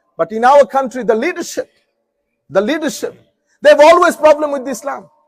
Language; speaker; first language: English; non-native, local second language; Bangla